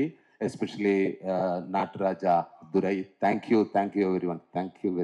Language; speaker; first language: Tamil; non-native, fluent; Malayalam